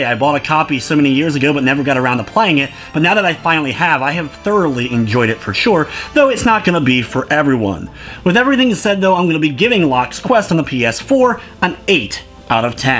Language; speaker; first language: English; native; English